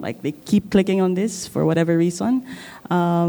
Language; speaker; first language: English; non-native, local second language; Filipino